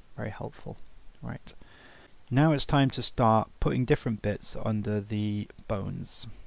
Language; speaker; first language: English; native; English